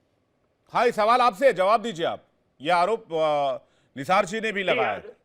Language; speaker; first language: Hindi; native; Hindi